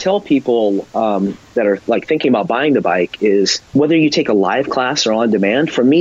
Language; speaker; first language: English; native; English